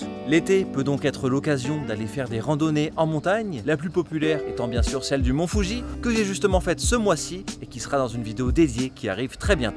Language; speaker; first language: French; native; French